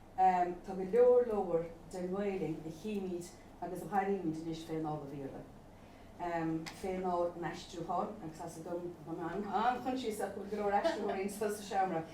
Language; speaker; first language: Irish; native; Irish